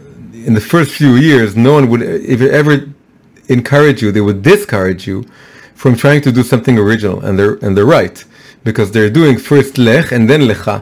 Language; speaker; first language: English; non-native, fluent; Hebrew